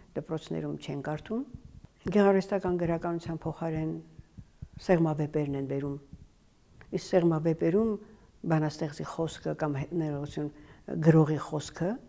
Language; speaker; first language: Armenian; native; Armenian